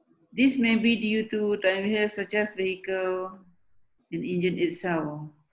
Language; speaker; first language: English; non-native, local second language; Malay